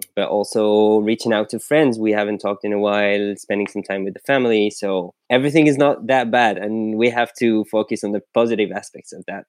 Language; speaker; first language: English; non-native, fluent; French